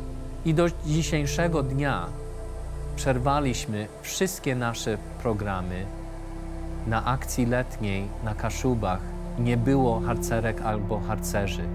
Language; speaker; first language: Polish; early bilingual, heritage; English